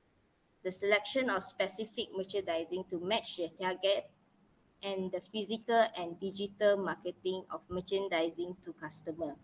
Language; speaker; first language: English; non-native, local second language; Malay